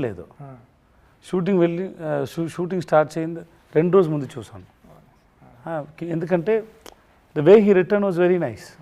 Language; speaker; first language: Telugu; non-native, learner; Tamil